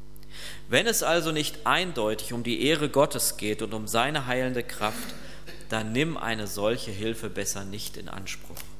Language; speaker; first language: German; native; German